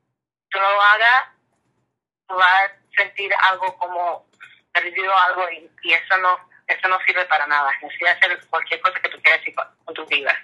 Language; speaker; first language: Spanish; early bilingual, heritage; English